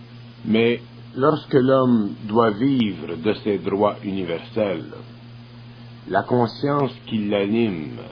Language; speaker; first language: French; native; French